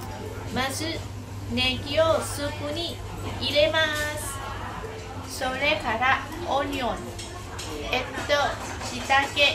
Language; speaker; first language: Japanese; non-native, learner; Thai